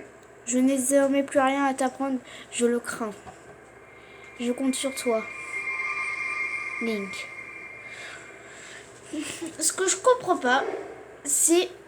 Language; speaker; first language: French; native; French